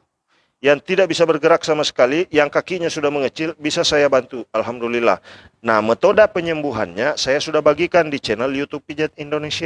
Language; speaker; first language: Indonesian; native; Indonesian